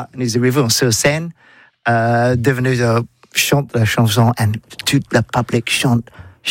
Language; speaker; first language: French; non-native, learner; English